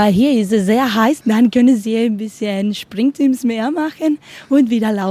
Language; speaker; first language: German; non-native, learner; Spanish